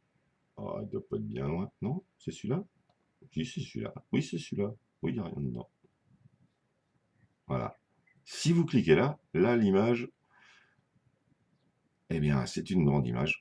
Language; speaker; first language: French; native; French